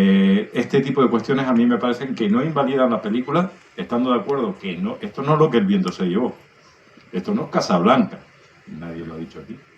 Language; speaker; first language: Spanish; native; Spanish